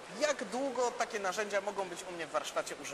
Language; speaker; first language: Polish; native; Polish